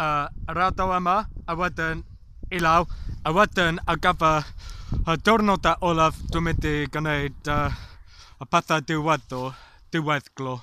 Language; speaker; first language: Welsh; non-native, learner; English